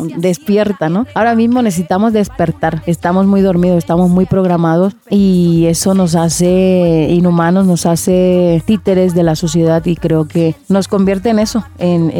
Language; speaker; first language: Spanish; native; Spanish